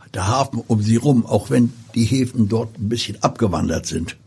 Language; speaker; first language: German; early bilingual, other home language; Polish